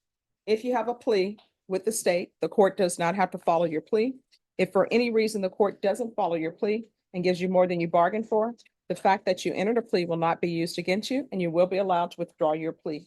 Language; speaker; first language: English; native; English